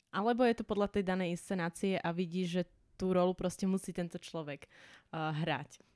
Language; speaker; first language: Slovak; native; Slovak